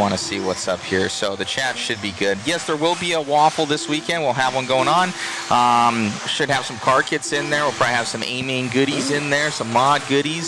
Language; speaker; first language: English; native; English